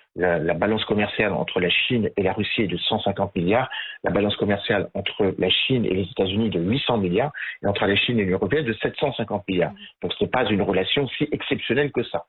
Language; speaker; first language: French; native; French